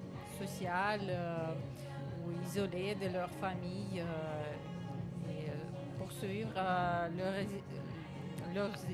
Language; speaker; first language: French; non-native, learner; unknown